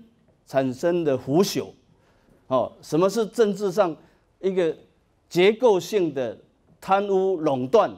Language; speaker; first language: Chinese; native; Chinese